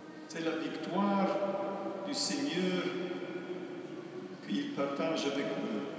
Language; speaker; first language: French; non-native, fluent; English